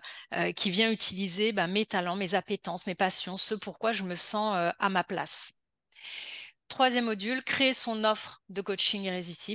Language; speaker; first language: French; native; French